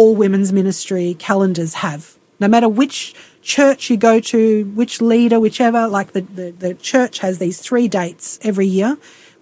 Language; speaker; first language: English; native; English